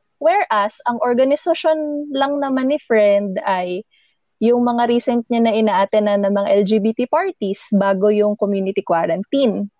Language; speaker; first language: Filipino; native; Filipino